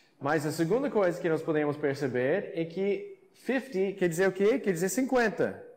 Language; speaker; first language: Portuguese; non-native, fluent; English